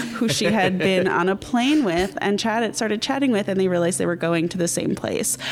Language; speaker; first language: English; native; English